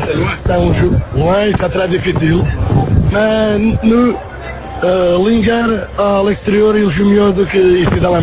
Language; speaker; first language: French; non-native, learner; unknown